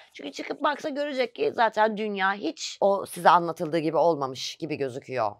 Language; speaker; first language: Turkish; native; Turkish